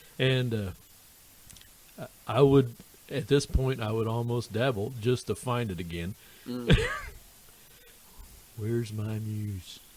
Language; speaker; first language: English; native; English